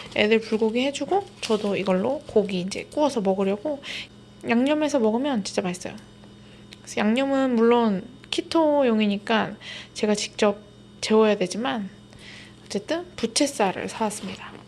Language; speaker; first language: Korean; native; Korean